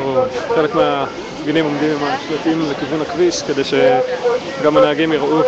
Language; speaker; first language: Hebrew; native; Hebrew